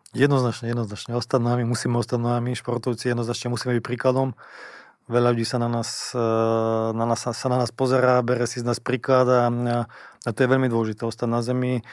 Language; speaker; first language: Slovak; native; Slovak